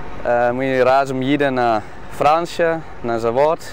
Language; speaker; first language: Ukrainian; non-native, learner; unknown